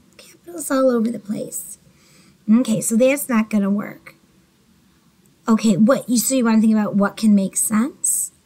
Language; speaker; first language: English; native; English